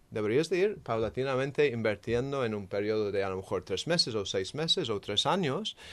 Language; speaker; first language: Spanish; non-native, fluent; English